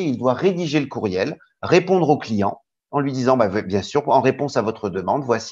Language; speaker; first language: French; native; French